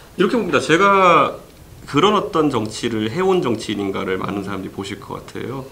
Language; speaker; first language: Korean; native; Korean